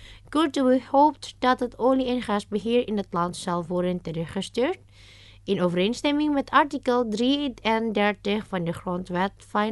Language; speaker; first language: Dutch; non-native, learner; Indonesian